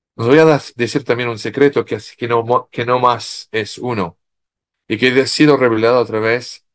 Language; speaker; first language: Spanish; non-native, fluent; French